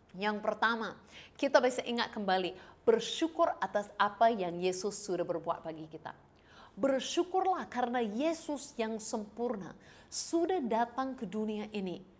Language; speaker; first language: Indonesian; non-native, fluent; English